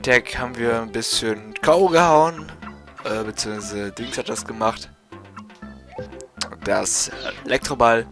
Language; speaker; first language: German; native; German